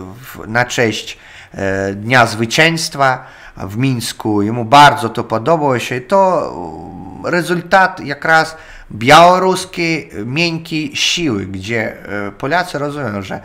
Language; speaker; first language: Polish; non-native, learner; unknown